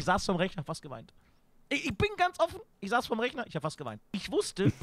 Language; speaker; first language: German; native; German